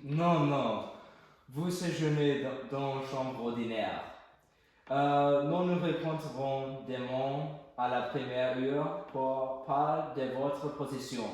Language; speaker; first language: French; non-native, learner; English